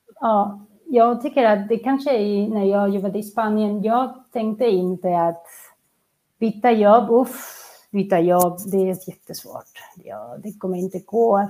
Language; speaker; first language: Swedish; non-native, fluent; Catalan